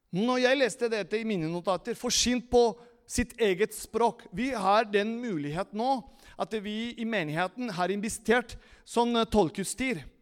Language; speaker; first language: Norwegian; non-native, fluent; Spanish